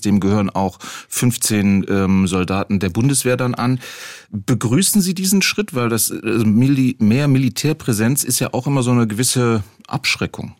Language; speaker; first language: German; native; German